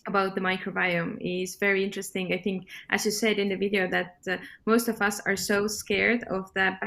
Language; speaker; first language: English; non-native, fluent; Estonian